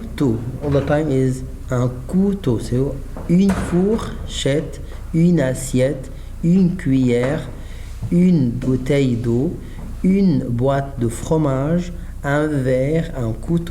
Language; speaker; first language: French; non-native, fluent; Arabic